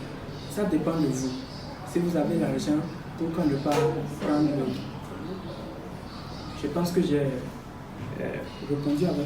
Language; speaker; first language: French; non-native, fluent; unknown